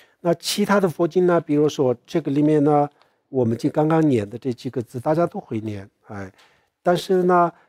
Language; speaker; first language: Chinese; non-native, local second language; Tibetan